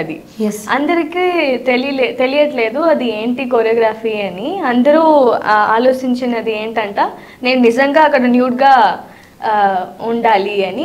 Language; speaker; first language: Telugu; non-native, learner; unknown